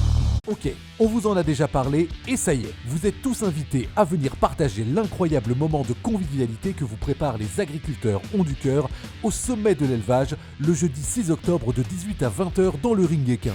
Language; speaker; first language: French; native; French